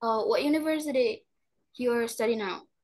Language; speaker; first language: English; non-native, learner; Indonesian